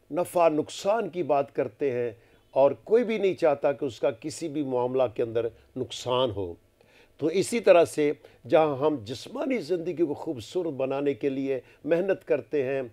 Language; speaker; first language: Urdu; non-native, local second language; Punjabi